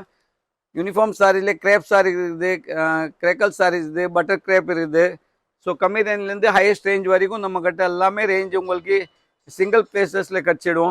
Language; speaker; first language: Tamil; non-native, learner; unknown